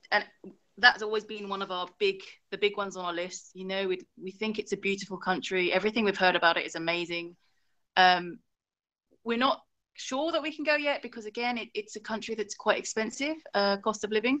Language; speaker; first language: English; native; English